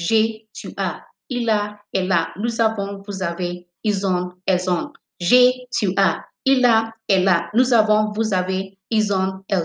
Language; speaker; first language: French; non-native, fluent; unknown